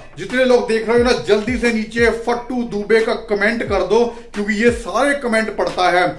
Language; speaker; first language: Hindi; non-native, local second language; Punjabi